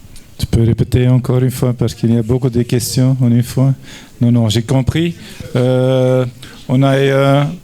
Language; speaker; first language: French; non-native, fluent; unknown